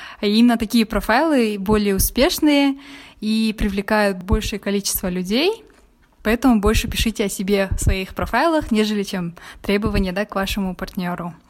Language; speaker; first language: Russian; native; Russian